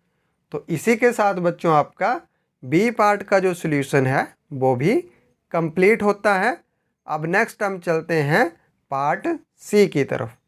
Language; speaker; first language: Hindi; native; Hindi